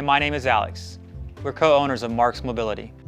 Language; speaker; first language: English; native; English